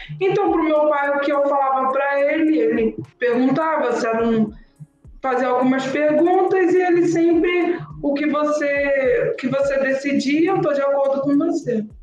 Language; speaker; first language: Portuguese; native; Portuguese